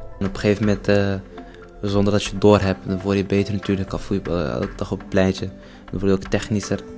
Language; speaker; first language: Dutch; early bilingual, other home language; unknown